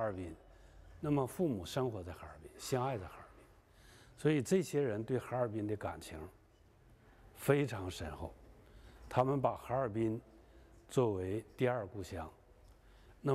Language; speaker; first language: Chinese; native; Chinese